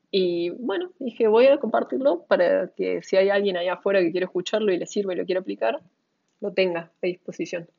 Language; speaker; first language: Spanish; native; Spanish